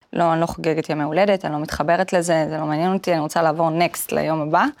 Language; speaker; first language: Hebrew; early bilingual, other home language; Russian